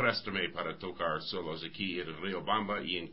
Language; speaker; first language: Spanish; non-native, learner; English